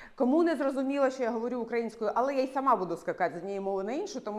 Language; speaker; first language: Ukrainian; non-native, local second language; Russian